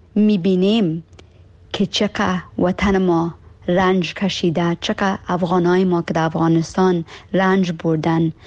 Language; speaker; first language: Persian; early bilingual, heritage; Persian